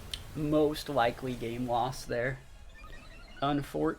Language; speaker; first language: English; native; English